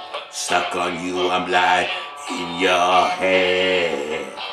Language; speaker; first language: English; native; English